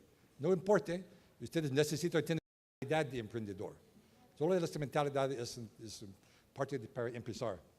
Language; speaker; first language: Spanish; non-native, learner; English